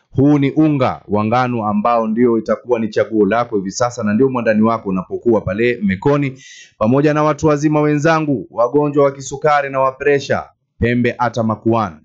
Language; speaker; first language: Swahili; native; Swahili